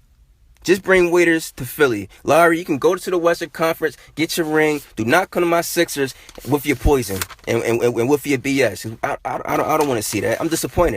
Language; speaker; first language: English; native; English